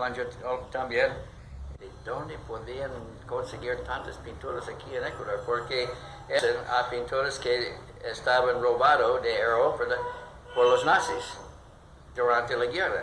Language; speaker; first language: Spanish; non-native, learner; English